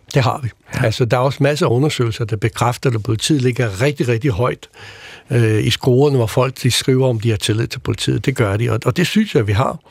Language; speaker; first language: Danish; early bilingual, other home language; Croatian